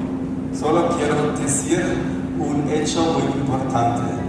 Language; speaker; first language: Spanish; non-native, fluent; German